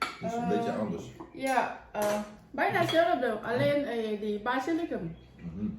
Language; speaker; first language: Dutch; non-native, learner; Thai